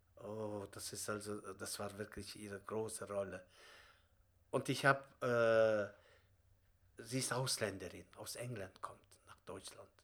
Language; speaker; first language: German; non-native, fluent; Russian